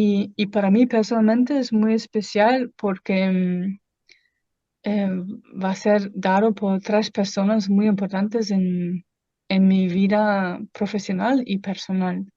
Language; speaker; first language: Spanish; non-native, fluent; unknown